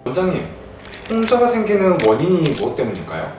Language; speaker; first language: Korean; native; Korean